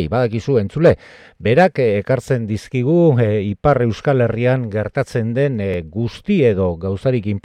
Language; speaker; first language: Basque; native; Basque